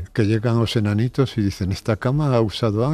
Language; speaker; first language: Spanish; native; Spanish